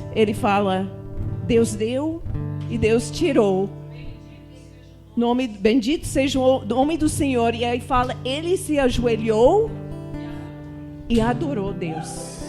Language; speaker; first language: Portuguese; non-native, fluent; English